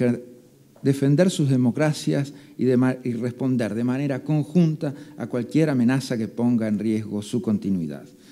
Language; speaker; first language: Spanish; native; Spanish